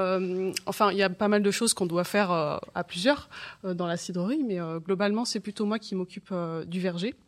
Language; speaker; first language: French; native; French